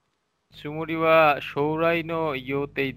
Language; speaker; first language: Japanese; non-native, learner; Bangla